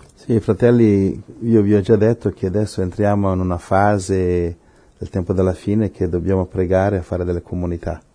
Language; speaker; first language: Italian; non-native, fluent; Spanish